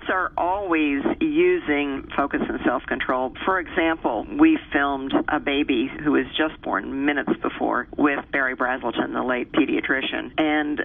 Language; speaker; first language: English; native; English